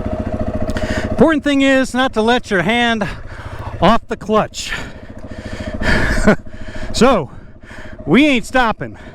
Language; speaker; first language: English; native; English